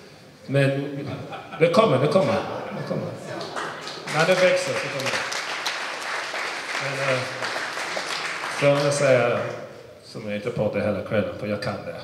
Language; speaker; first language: Swedish; early bilingual, other home language; English